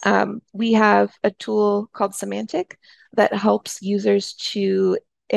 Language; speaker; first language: English; native; English